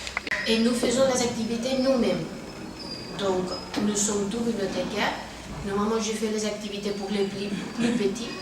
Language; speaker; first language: French; non-native, fluent; Spanish